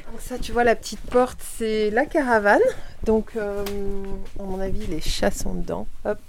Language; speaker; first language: French; early bilingual, heritage; French